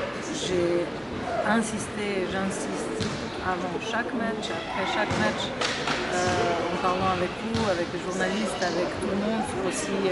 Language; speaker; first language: French; non-native, fluent; Serbian